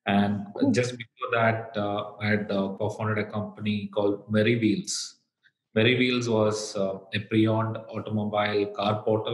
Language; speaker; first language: English; non-native, local second language; Malayalam